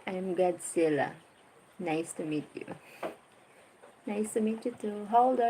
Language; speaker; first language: English; non-native, learner; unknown